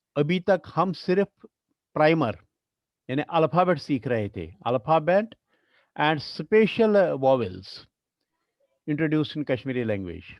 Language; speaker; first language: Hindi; non-native, local second language; Kashmiri